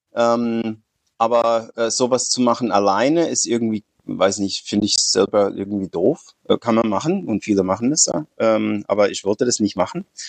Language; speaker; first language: German; non-native, fluent; English